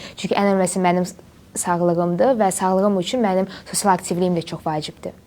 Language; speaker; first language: Azerbaijani; native; Azerbaijani